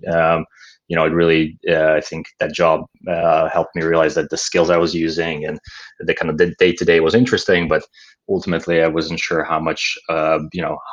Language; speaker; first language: English; non-native, fluent; Slovak